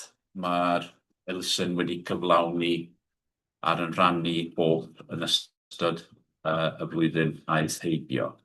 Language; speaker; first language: Welsh; native; Welsh